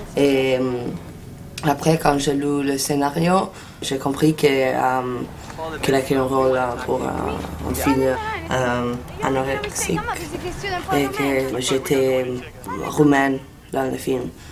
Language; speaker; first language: French; non-native, fluent; Italian